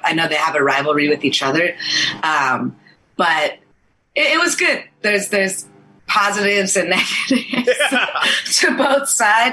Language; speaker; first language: English; early bilingual, other home language; Persian